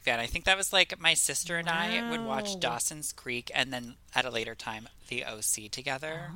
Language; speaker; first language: English; native; English